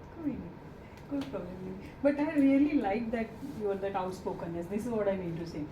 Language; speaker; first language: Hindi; native; Hindi